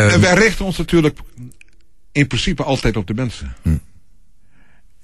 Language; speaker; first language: Dutch; native; Dutch